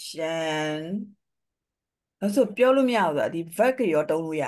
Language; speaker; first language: Chinese; non-native, learner; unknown